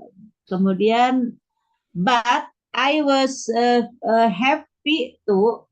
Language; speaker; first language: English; non-native, learner; Indonesian